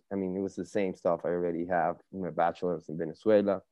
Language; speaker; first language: English; non-native, fluent; Spanish